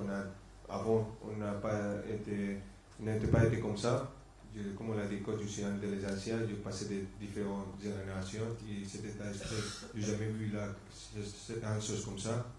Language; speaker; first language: French; non-native, fluent; Spanish